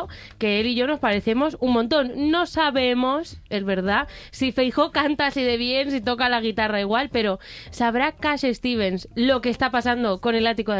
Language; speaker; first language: Spanish; native; Spanish